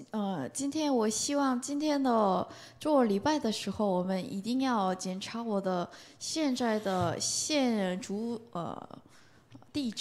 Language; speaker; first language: Chinese; non-native, learner; Korean